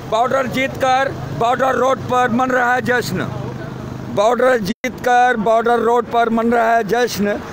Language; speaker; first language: Hindi; non-native, local second language; Punjabi